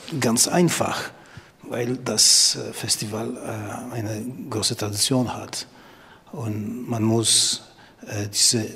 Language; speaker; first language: German; non-native, learner; Polish